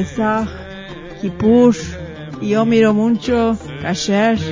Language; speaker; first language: Spanish; early bilingual, heritage; Ladino